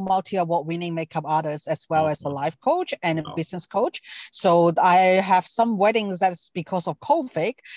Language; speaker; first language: English; non-native, local second language; Cantonese